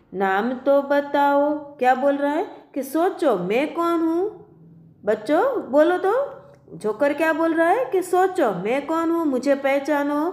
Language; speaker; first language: Hindi; non-native, local second language; Gujarati